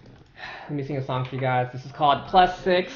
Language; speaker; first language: English; native; English